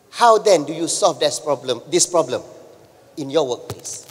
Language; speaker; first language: English; non-native, local second language; Malay